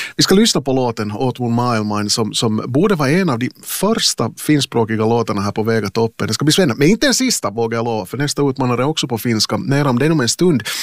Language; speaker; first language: Swedish; native; Swedish